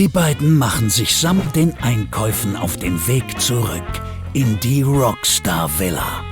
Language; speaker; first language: German; native; German